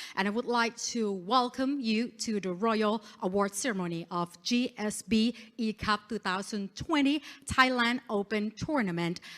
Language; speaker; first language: English; non-native, fluent; Thai